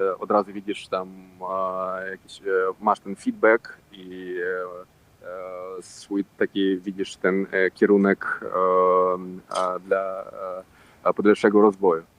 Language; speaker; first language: Polish; non-native, local second language; Russian